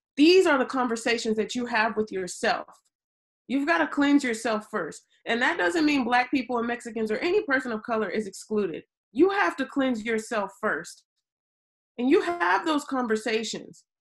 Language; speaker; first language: English; native; English